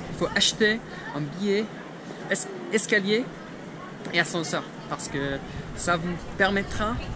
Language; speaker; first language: French; non-native, fluent; English